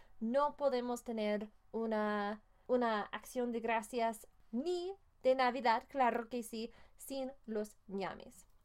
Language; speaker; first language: Spanish; non-native, fluent; English